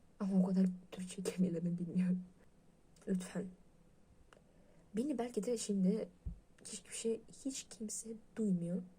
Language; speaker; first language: Turkish; non-native, learner; Russian